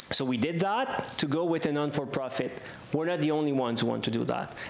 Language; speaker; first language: English; non-native, fluent; French